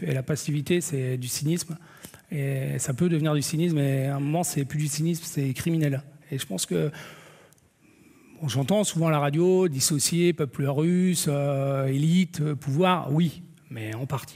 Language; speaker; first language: French; native; French